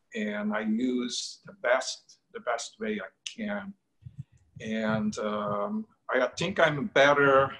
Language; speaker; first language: English; non-native, fluent; Portuguese